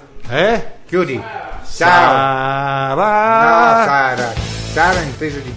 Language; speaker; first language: Italian; native; Italian